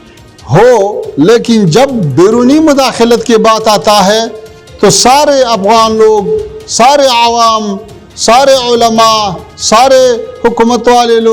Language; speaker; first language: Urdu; non-native, fluent; Pashto